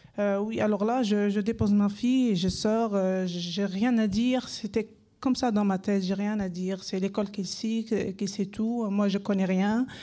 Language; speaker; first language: French; non-native, learner; Arabic